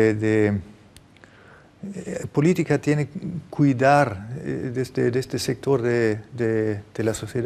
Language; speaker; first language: Spanish; non-native, fluent; German